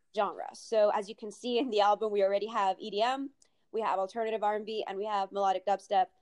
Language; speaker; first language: English; early bilingual, other home language; Italian